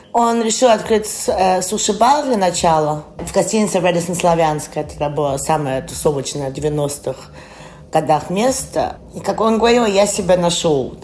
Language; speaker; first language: Russian; early bilingual, heritage; Russian